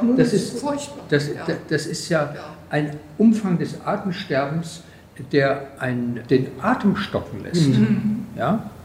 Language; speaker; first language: German; native; German